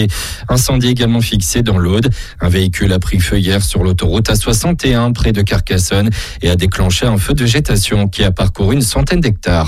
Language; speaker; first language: French; native; French